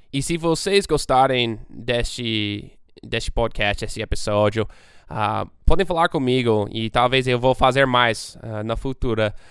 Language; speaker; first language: Portuguese; non-native, fluent; English